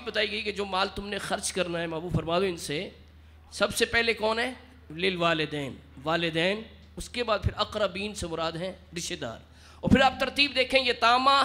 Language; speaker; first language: Urdu; non-native, local second language; Punjabi